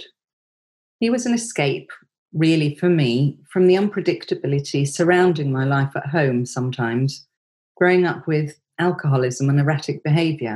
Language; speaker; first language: English; native; English